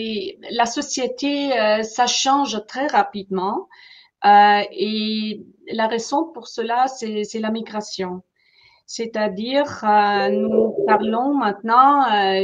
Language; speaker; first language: French; non-native, fluent; German